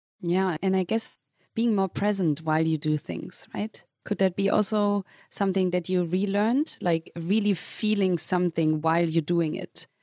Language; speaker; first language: English; non-native, fluent; German